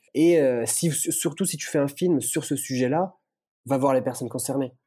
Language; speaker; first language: French; early bilingual, other home language; Italian